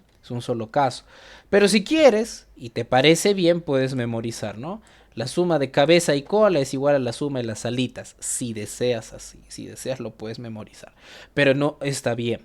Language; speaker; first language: Spanish; native; Spanish